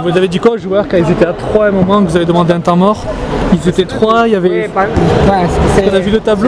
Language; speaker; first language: French; native; French